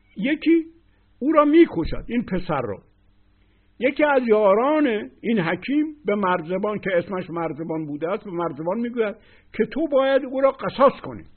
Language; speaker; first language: Persian; native; Persian